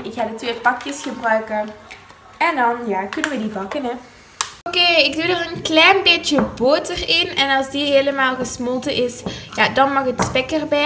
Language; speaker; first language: Dutch; native; Dutch